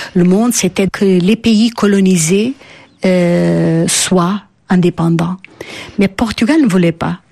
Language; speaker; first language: French; non-native, fluent; Portuguese